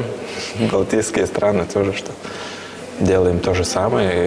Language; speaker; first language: Russian; non-native, local second language; Latvian